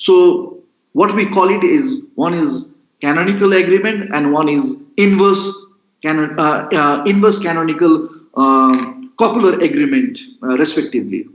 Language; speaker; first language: English; non-native, local second language; Nepali